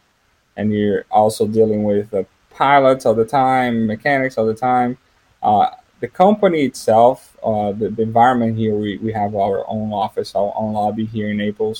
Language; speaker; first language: English; non-native, fluent; Portuguese